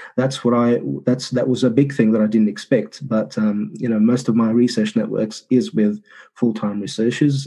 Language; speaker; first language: English; early bilingual, other home language; Arabic